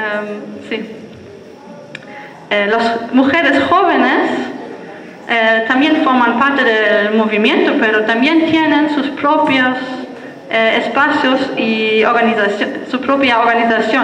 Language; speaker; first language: Spanish; non-native, fluent; German